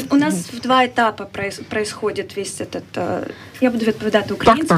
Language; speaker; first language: Ukrainian; native; Ukrainian